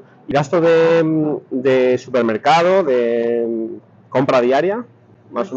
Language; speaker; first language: Spanish; native; Spanish